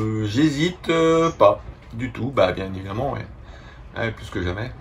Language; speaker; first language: French; native; French